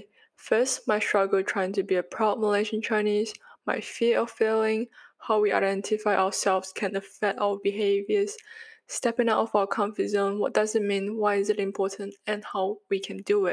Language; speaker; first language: English; non-native, local second language; Chinese